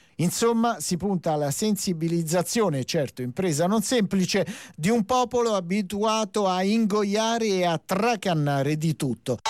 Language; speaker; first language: Italian; native; Italian